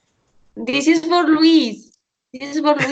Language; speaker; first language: English; non-native, learner; Spanish